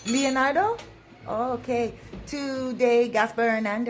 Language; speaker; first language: Spanish; non-native, learner; English